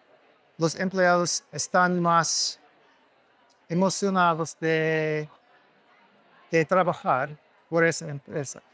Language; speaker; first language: Spanish; non-native, learner; English